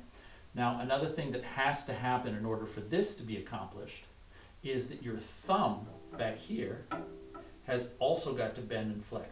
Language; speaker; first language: English; native; English